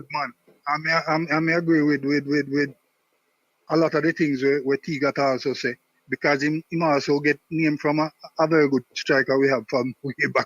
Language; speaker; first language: English; non-native, local second language; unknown